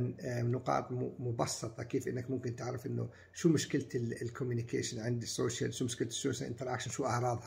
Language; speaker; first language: Arabic; native; Arabic